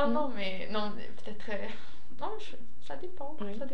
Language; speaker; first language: French; non-native, fluent; Swedish